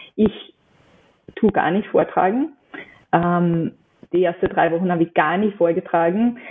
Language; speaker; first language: German; non-native, fluent; English